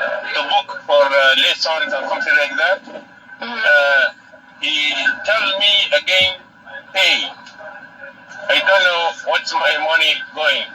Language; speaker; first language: English; non-native, learner; Arabic